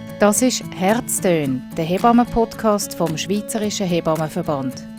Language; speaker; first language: German; native; German